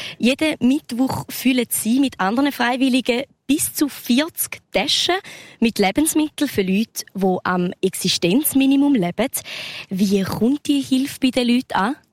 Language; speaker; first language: German; native; German